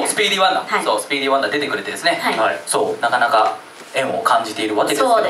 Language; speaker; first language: Japanese; native; Japanese